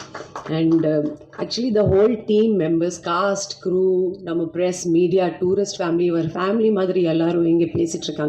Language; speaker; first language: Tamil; non-native, fluent; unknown